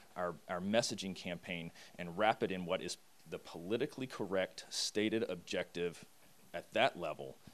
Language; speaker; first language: English; native; English